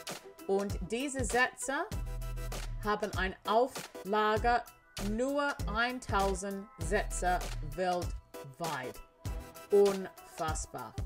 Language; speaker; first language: German; non-native, learner; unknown